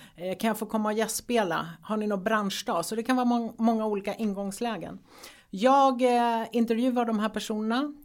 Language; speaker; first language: Swedish; early bilingual, other home language; Greek